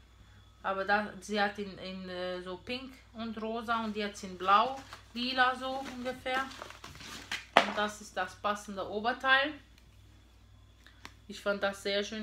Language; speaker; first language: German; non-native, fluent; Portuguese